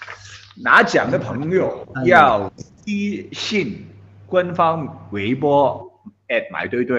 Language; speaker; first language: Chinese; non-native, local second language; Cantonese